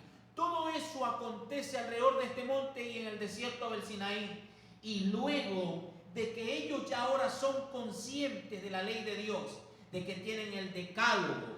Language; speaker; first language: Spanish; native; Spanish